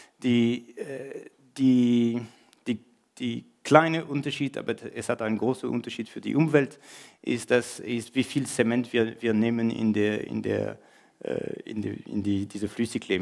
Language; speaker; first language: German; non-native, learner; French